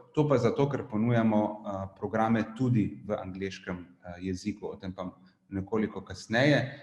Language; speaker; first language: Slovenian; native; Slovenian